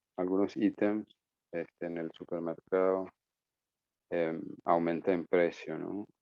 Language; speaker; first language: Spanish; non-native, fluent; English